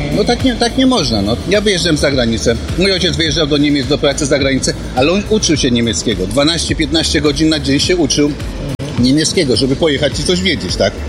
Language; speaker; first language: Polish; native; Polish